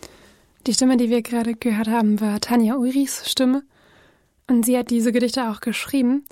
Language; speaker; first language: German; native; German